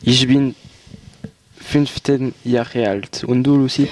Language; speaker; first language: German; non-native, learner; French